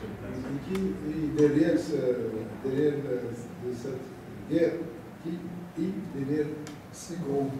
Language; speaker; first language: French; non-native, learner; Arabic